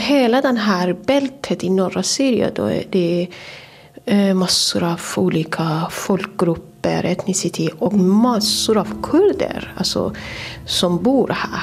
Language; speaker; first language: Swedish; non-native, fluent; Persian